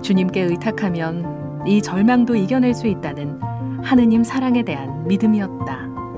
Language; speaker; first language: Korean; native; Korean